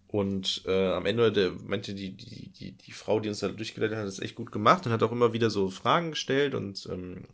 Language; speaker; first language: German; native; German